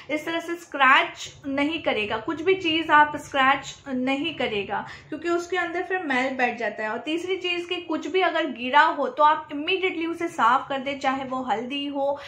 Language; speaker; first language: Hindi; non-native, local second language; Gujarati